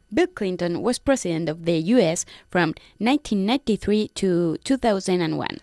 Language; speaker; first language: English; non-native, fluent; Spanish